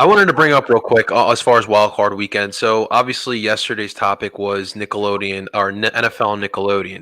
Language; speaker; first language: English; native; English